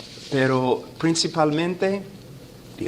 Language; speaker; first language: Spanish; non-native, fluent; English